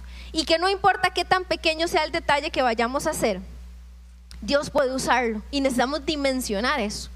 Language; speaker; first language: Spanish; native; Spanish